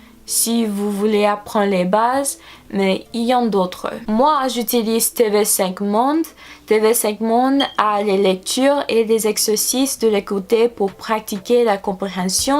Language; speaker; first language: French; non-native, learner; English